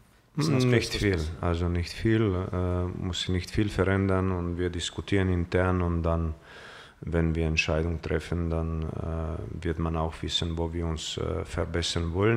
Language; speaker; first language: German; non-native, fluent; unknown